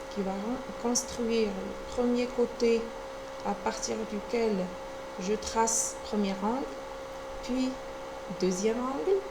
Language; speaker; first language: French; non-native, local second language; Arabic